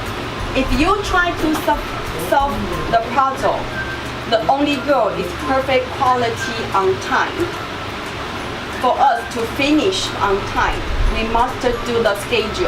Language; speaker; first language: English; non-native, learner; Chinese